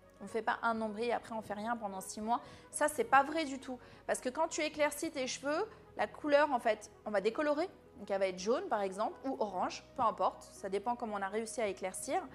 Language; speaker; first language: French; early bilingual, other home language; Arabic